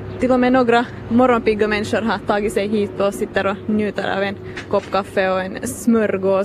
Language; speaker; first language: Swedish; native; Swedish